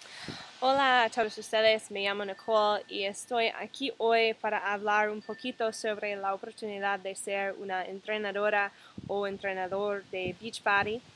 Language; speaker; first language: Spanish; non-native, fluent; English